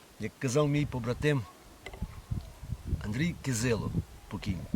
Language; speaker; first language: Ukrainian; native; Ukrainian